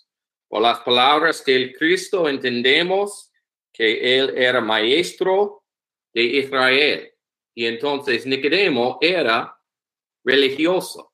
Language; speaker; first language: Spanish; non-native, learner; English